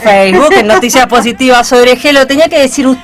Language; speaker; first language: Spanish; native; Spanish